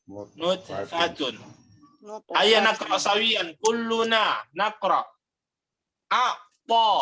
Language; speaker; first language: Arabic; non-native, fluent; Indonesian